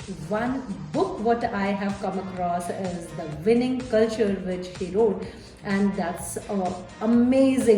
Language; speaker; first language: English; non-native, local second language; Hindi